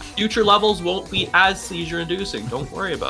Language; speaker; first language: English; native; English